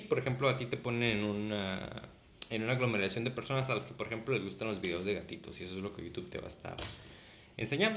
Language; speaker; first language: Spanish; native; Spanish